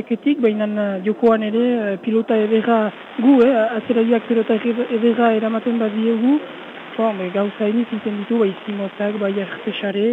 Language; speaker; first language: Basque; native; Basque